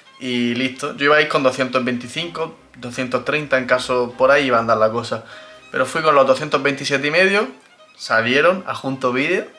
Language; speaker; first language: Spanish; native; Spanish